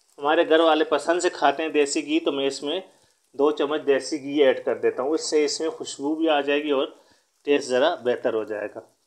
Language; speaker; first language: Urdu; native; Urdu